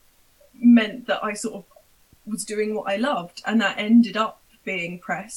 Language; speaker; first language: English; native; English